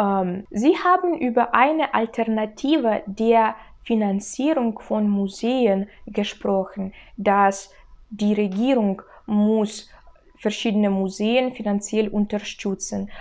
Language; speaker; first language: German; non-native, learner; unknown